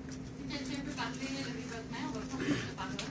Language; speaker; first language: French; native; French